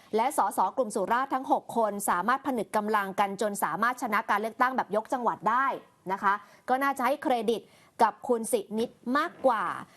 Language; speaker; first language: Thai; native; Thai